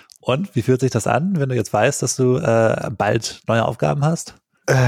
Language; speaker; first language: German; native; German